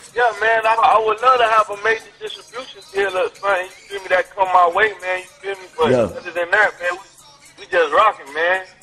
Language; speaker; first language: English; native; English